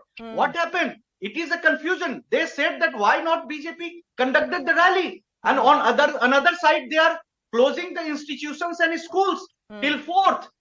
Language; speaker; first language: English; non-native, local second language; Hindi